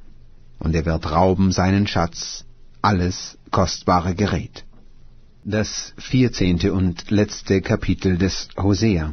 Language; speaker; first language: German; native; German